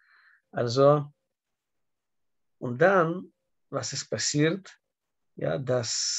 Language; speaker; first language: German; non-native, learner; Russian